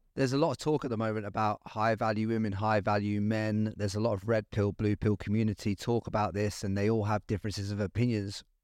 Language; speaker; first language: English; native; English